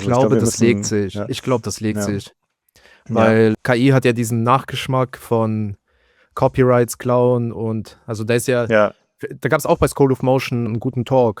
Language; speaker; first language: German; native; German